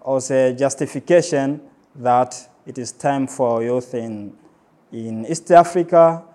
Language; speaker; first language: English; non-native, local second language; Swahili